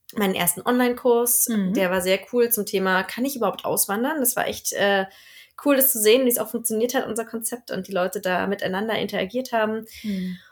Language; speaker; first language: German; native; German